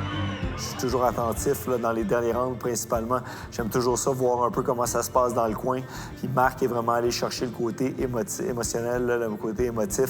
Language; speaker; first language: French; native; French